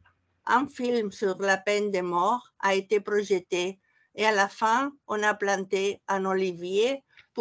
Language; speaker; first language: French; non-native, fluent; Catalan